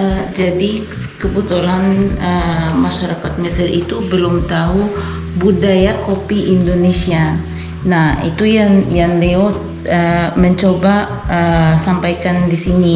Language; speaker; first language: Indonesian; non-native, fluent; Arabic